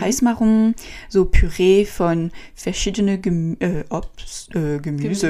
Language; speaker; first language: German; non-native, learner; French